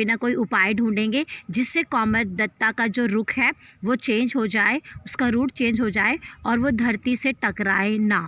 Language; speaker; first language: Hindi; native; Hindi